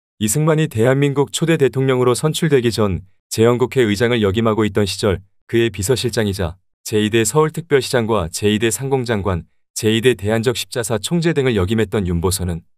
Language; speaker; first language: Korean; native; Korean